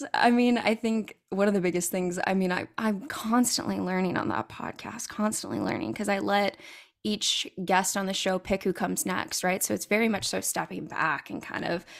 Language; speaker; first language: English; native; English